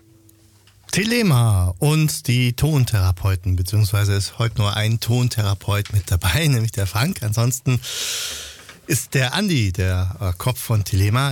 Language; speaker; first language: German; native; German